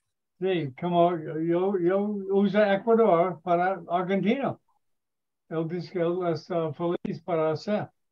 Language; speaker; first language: Spanish; non-native, learner; English